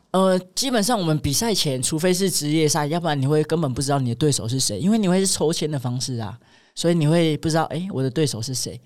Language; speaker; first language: Chinese; native; Chinese